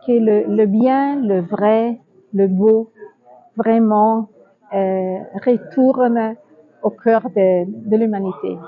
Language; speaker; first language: French; non-native, fluent; Italian